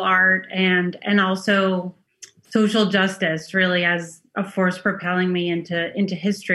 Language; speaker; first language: English; native; English